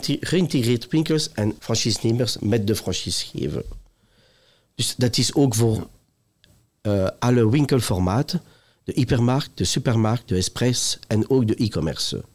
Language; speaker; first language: Dutch; non-native, local second language; French